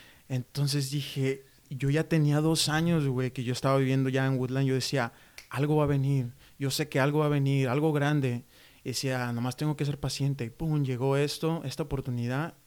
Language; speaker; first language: Spanish; native; Spanish